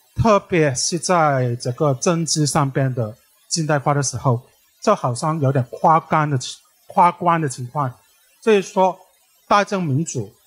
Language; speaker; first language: Chinese; native; Chinese